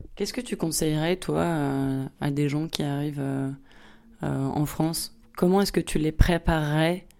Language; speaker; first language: French; native; French